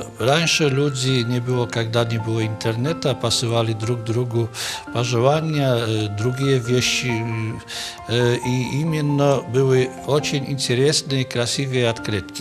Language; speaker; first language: Russian; non-native, learner; Polish